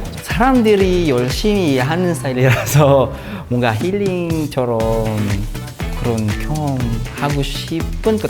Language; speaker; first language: Korean; non-native, learner; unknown